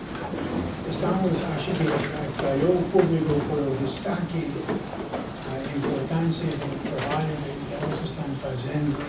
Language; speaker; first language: Portuguese; non-native, fluent; Spanish